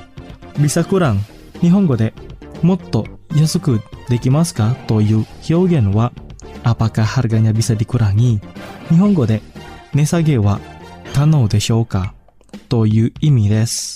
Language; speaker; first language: Japanese; non-native, fluent; Indonesian